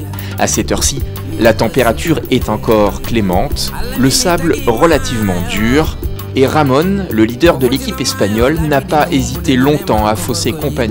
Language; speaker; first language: French; native; French